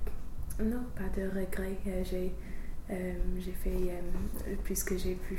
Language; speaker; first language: French; non-native, fluent; English